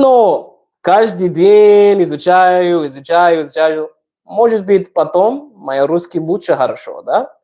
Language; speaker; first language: Russian; non-native, learner; English